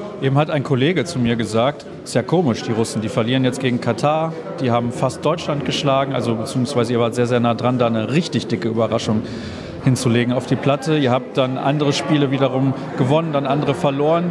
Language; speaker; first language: German; native; German